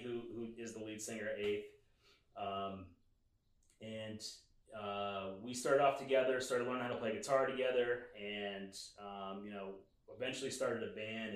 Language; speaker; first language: English; native; English